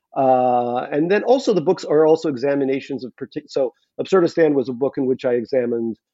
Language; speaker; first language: English; non-native, fluent; Russian